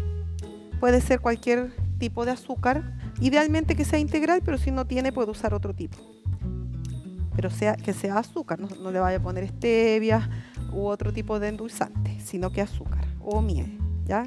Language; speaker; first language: Spanish; native; Spanish